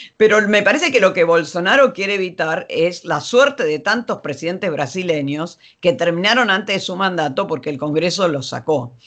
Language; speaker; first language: Spanish; non-native, fluent; Dutch